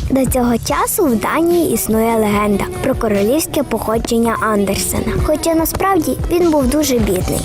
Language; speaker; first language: Ukrainian; native; Ukrainian